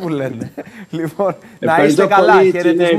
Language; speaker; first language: Greek; native; Greek